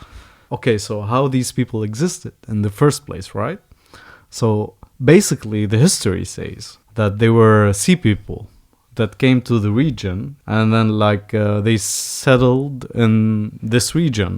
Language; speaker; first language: English; non-native, fluent; Arabic